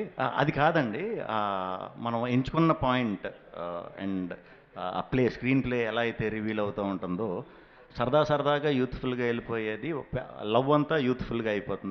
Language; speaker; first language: Telugu; native; Telugu